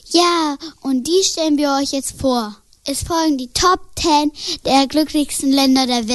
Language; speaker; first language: German; native; German